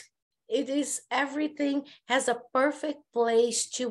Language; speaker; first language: English; non-native, fluent; Portuguese